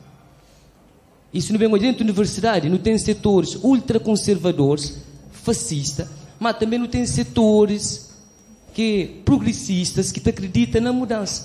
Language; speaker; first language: Portuguese; non-native, local second language; Kabuverdianu